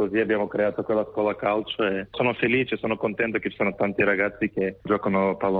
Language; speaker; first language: Italian; non-native, fluent; Macedonian